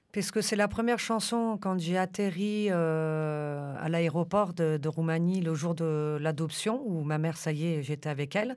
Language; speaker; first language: French; early bilingual, other home language; Romanian